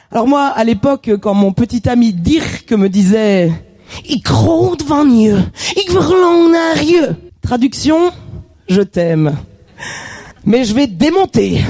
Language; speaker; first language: French; native; French